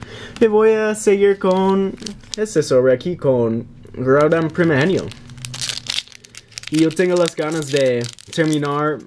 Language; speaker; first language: Spanish; non-native, learner; English